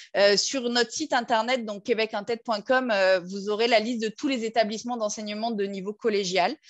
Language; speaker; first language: French; native; French